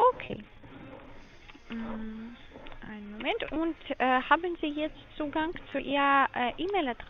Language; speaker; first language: German; non-native, learner; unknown